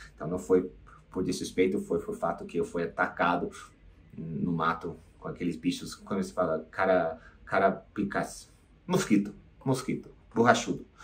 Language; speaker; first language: Portuguese; non-native, fluent; English